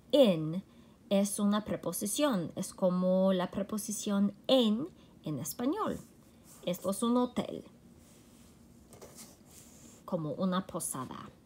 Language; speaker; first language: Spanish; non-native, fluent; English